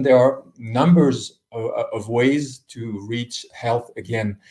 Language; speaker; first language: English; non-native, fluent; French